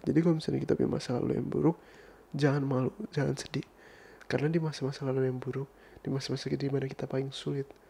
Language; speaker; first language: Indonesian; early bilingual, heritage; Indonesian